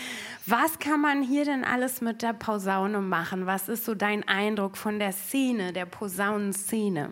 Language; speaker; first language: German; native; German